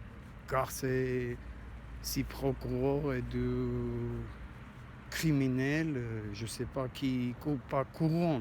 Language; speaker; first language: French; non-native, learner; Armenian